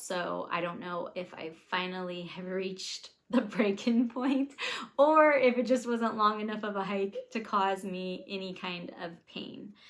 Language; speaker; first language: English; native; English